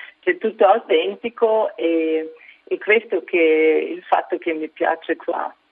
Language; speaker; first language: Italian; non-native, fluent; German